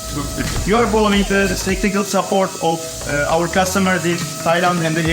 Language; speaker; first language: English; non-native, fluent; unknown